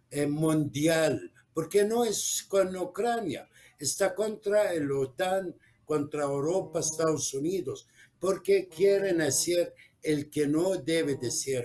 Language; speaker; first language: Spanish; non-native, fluent; Arabic